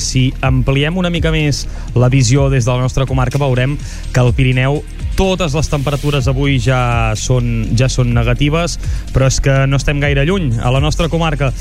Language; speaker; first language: Catalan; native; Catalan